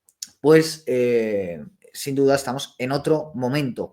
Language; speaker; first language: Spanish; native; Spanish